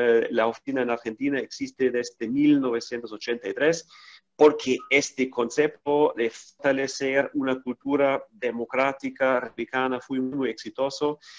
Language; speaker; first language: Spanish; non-native, fluent; German